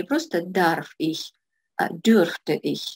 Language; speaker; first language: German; non-native, fluent; Russian